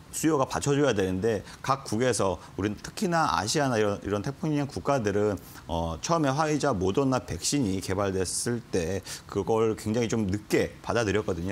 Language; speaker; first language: Korean; native; Korean